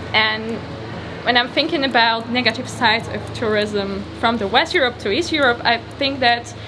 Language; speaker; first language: English; non-native, fluent; Polish